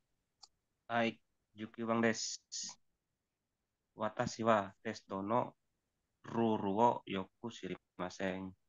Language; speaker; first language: Japanese; non-native, learner; Indonesian